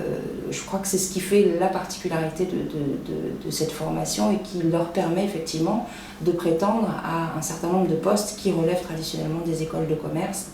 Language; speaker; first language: French; native; French